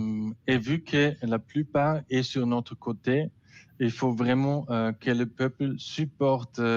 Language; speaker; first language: French; non-native, learner; German